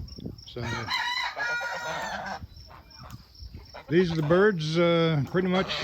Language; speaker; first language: English; native; English